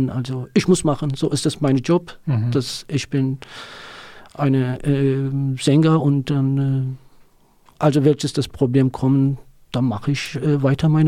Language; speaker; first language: German; non-native, learner; Kurdish